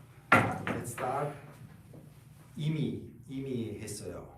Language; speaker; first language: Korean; non-native, learner; Italian